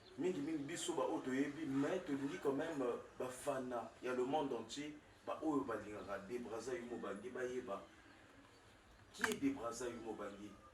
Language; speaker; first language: Lingala; native; Lingala